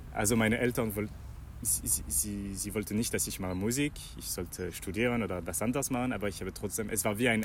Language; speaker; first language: German; non-native, learner; Arabic